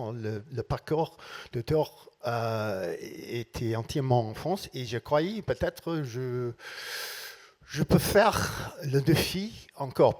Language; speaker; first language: French; non-native, learner; English